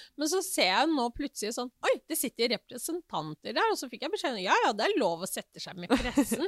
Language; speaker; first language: Norwegian; early bilingual, other home language; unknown